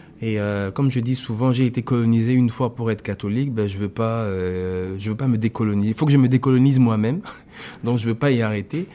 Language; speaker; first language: French; non-native, local second language; Lingala